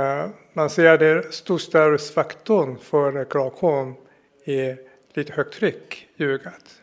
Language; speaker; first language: Swedish; non-native, fluent; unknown